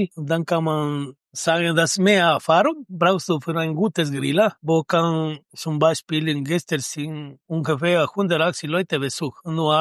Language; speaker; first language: German; non-native, learner; Spanish